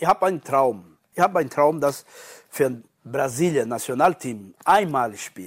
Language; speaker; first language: German; non-native, learner; Portuguese